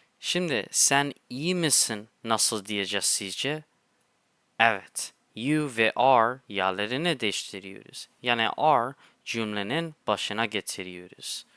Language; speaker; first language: Turkish; non-native, fluent; English